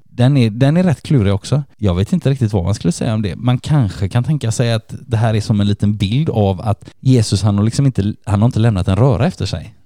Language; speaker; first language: Swedish; native; Swedish